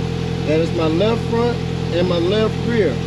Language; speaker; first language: English; native; English